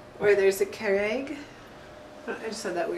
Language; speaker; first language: English; native; English